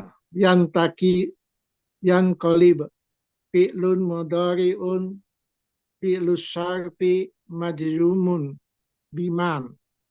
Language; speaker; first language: Arabic; non-native, learner; Indonesian